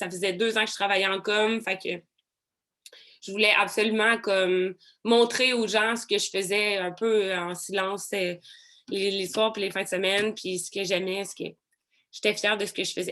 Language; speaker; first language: French; native; French